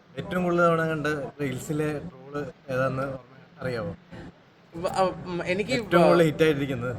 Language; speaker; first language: Malayalam; native; Malayalam